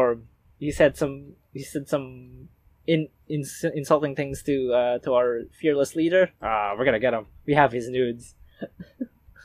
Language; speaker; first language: English; non-native, local second language; Filipino